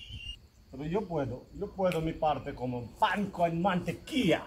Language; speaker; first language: Spanish; non-native, learner; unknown